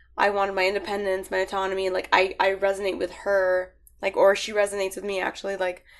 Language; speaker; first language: English; early bilingual, other home language; Arabic